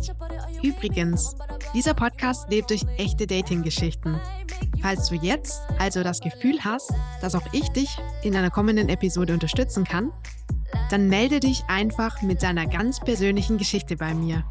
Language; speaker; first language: German; native; German